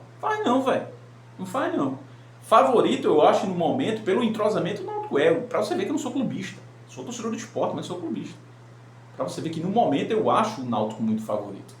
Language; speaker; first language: Portuguese; native; Portuguese